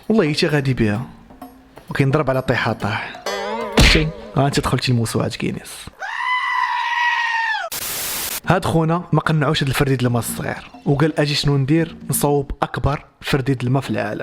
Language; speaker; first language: Arabic; native; Arabic